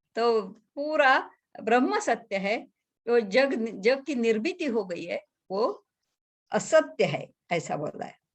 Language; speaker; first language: Hindi; non-native, local second language; Marathi